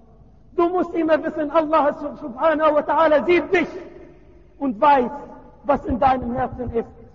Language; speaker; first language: German; non-native, learner; Arabic